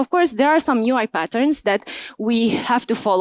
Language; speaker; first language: English; non-native, fluent; Romanian